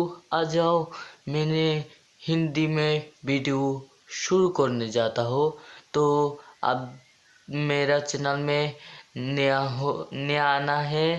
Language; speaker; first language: Hindi; non-native, learner; Bangla